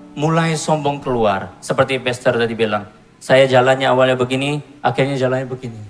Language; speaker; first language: Indonesian; non-native, fluent; Korean